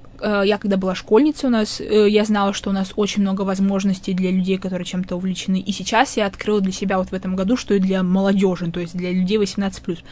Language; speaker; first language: Russian; native; Russian